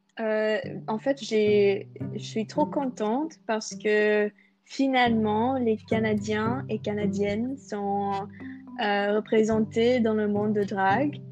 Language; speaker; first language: French; non-native, fluent; English